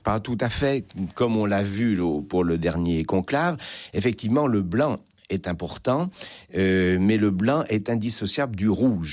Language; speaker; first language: French; native; French